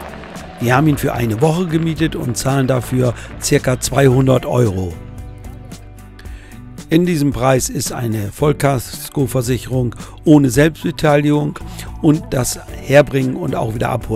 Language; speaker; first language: German; native; German